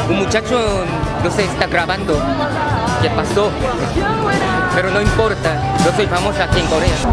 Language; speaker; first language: Spanish; non-native, fluent; Korean